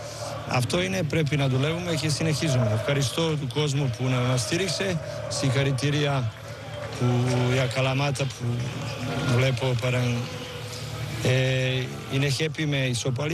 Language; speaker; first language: Greek; non-native, learner; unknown